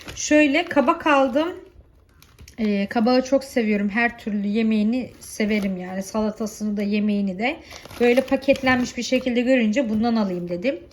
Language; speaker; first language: Turkish; early bilingual, heritage; Turkish